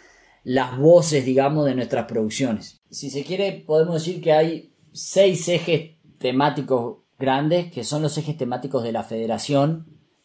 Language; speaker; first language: Spanish; native; Spanish